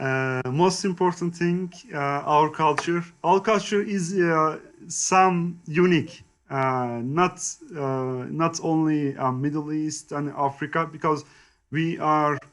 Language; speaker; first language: English; non-native, learner; Turkish